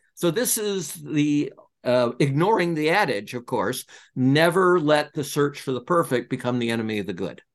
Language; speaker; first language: English; native; English